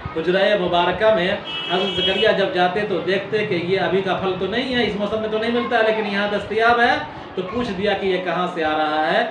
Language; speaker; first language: Urdu; native; Urdu